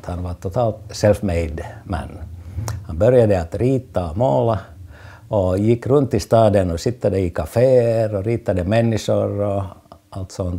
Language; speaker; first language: Swedish; non-native, fluent; Finnish